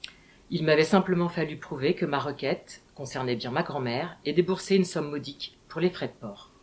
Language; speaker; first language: French; native; French